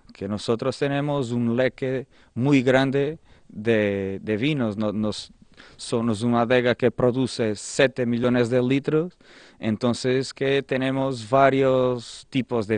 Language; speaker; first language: Spanish; non-native, fluent; Portuguese